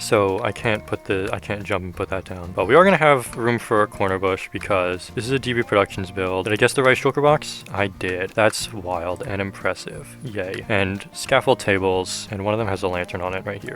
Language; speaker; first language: English; native; English